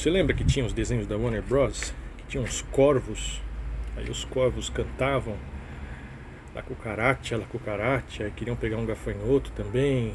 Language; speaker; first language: Portuguese; native; Portuguese